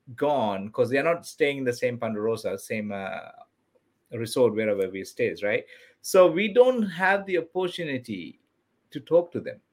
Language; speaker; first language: English; non-native, local second language; Tamil